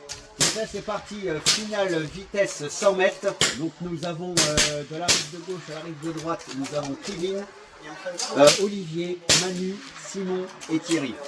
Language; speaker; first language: French; native; French